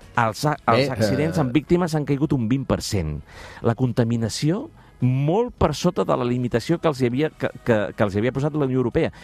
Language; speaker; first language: Catalan; native; Catalan